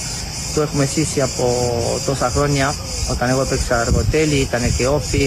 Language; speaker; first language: Greek; non-native, fluent; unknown